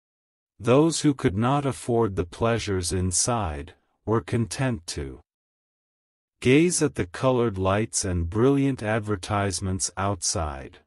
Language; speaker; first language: English; non-native, local second language; Urdu